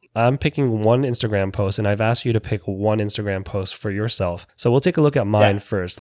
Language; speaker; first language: English; native; English